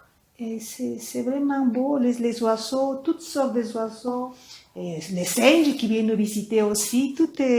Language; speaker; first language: French; non-native, fluent; Spanish